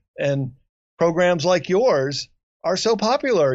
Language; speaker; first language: English; native; English